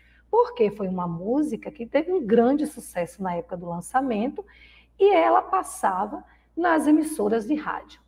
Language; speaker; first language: Portuguese; native; Portuguese